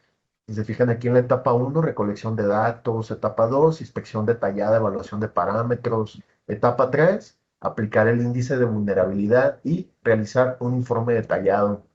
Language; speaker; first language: Spanish; native; Spanish